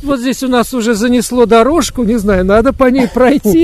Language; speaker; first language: Russian; native; Russian